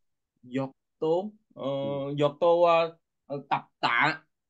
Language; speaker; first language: Korean; non-native, learner; Vietnamese